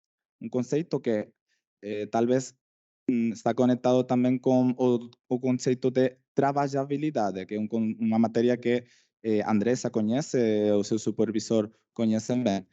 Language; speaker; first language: Portuguese; non-native, fluent; Spanish